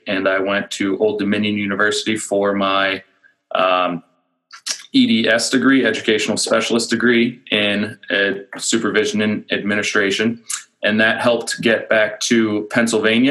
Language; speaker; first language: English; native; English